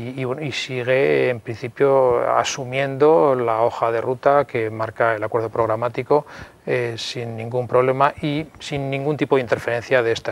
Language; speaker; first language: Spanish; native; Spanish